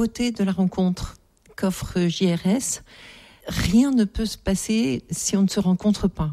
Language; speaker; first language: French; native; French